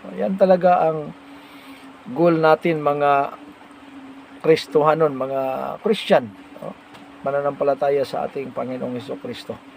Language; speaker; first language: Filipino; non-native, local second language; Cebuano